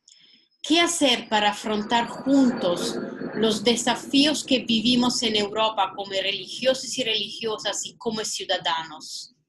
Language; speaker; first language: Spanish; non-native, learner; Italian